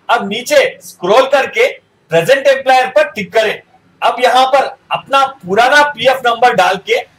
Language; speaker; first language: Hindi; non-native, local second language; Telugu